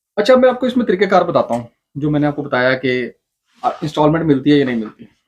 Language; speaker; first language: Urdu; non-native, local second language; Punjabi